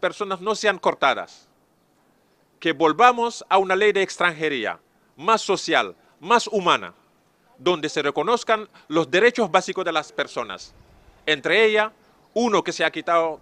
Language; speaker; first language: Spanish; non-native, fluent; Serer